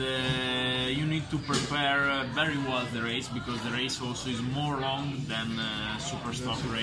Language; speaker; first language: English; non-native, fluent; Italian